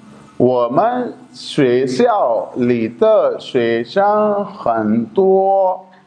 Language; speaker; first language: Chinese; non-native, learner; Urdu